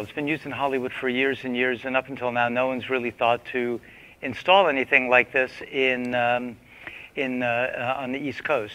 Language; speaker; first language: English; native; English